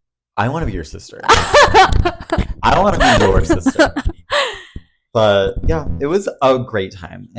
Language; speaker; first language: English; native; English